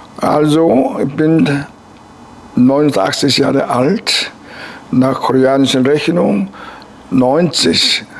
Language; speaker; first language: German; non-native, fluent; Korean